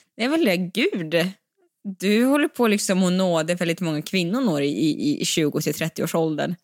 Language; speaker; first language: Swedish; native; Swedish